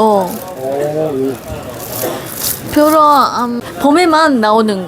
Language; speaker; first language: Korean; non-native, learner; Japanese